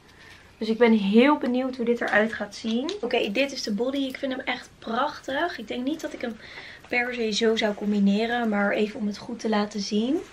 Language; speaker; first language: Dutch; native; Dutch